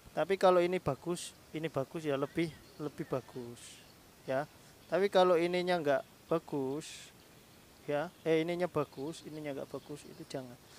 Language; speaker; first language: Indonesian; native; Indonesian